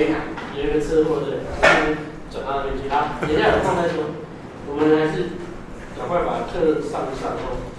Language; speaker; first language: Chinese; native; Chinese